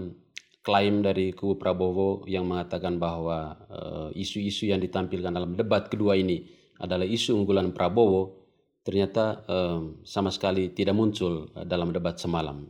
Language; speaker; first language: Indonesian; native; Indonesian